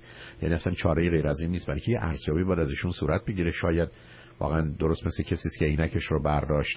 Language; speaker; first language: Persian; native; Persian